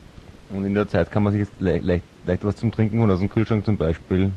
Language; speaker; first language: German; native; German